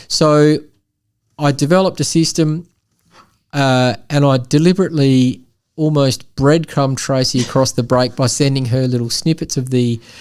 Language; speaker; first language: English; native; English